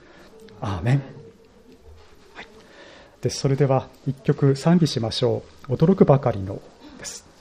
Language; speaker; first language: Japanese; native; Japanese